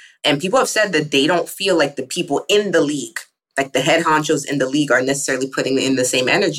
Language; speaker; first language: English; native; English